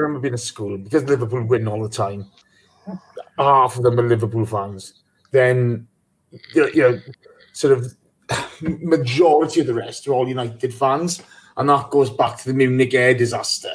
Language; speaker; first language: English; native; English